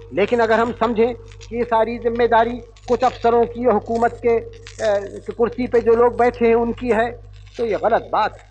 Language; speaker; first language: Hindi; native; Hindi